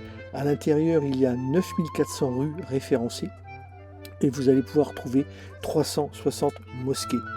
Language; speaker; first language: French; native; French